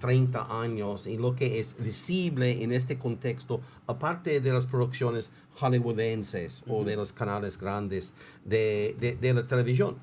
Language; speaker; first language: Spanish; non-native, fluent; English